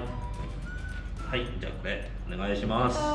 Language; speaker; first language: Japanese; native; Japanese